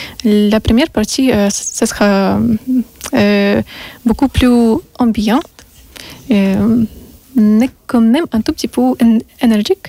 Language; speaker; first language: French; non-native, learner; Russian